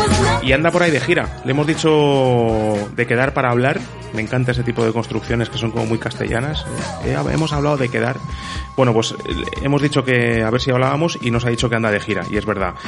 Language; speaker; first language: Spanish; native; Spanish